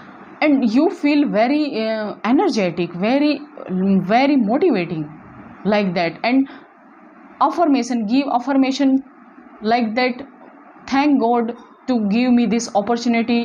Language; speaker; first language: English; non-native, local second language; Hindi